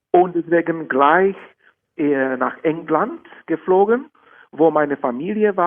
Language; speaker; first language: German; non-native, fluent; Czech